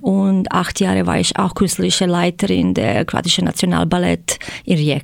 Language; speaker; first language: German; non-native, fluent; Croatian